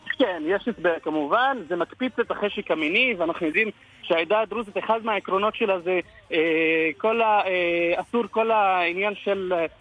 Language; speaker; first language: Hebrew; non-native, local second language; Arabic